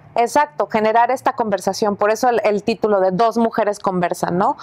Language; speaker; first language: Spanish; native; Spanish